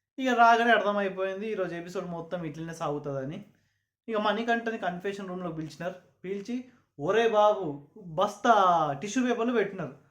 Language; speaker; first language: Telugu; non-native, local second language; Urdu